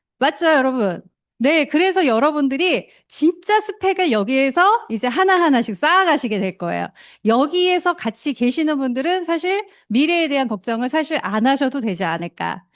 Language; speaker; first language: Korean; native; Korean